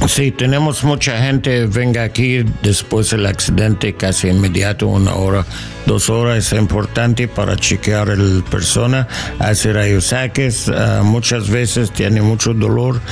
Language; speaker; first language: Spanish; non-native, learner; English